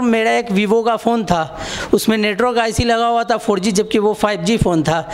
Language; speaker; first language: Hindi; native; Hindi